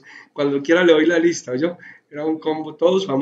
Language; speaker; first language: Spanish; native; Spanish